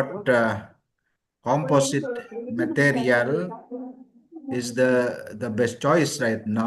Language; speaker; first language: English; non-native, learner; Indonesian